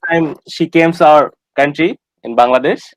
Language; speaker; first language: English; non-native, learner; Bangla